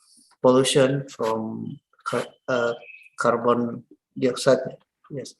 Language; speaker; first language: English; non-native, learner; Indonesian